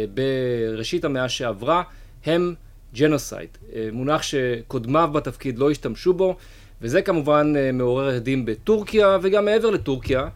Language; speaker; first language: Hebrew; native; Hebrew